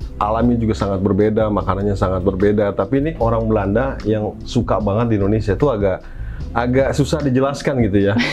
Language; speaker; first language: Indonesian; native; Indonesian